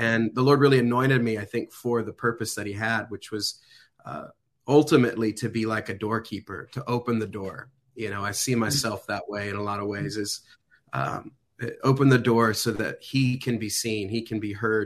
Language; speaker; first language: English; native; English